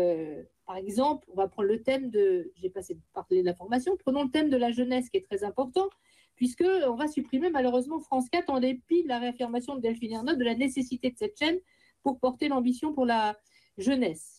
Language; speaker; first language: French; native; French